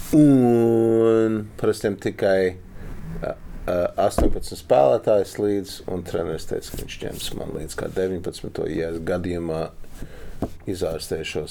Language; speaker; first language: Latvian; early bilingual, heritage; Latvian